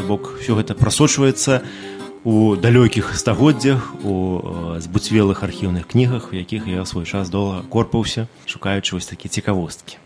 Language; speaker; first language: Belarusian; non-native, local second language; Russian